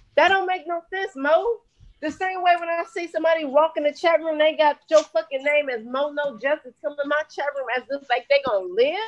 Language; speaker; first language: English; native; English